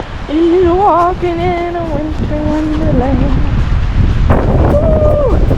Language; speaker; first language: English; native; English